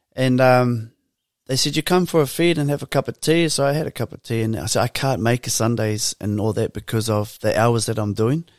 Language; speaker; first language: English; native; English